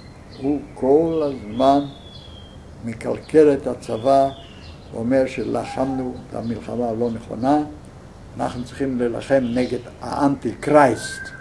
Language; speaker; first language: Hebrew; non-native, fluent; Yiddish